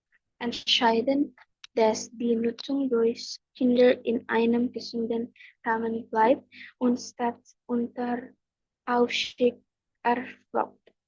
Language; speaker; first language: German; non-native, learner; Indonesian